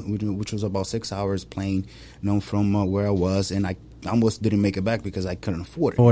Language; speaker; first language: English; non-native, fluent; Portuguese